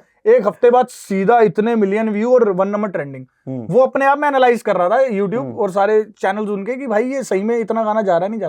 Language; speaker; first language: Hindi; native; Hindi